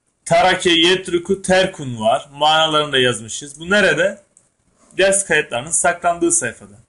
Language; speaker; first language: Turkish; native; Turkish